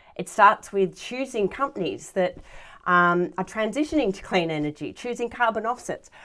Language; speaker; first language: English; native; English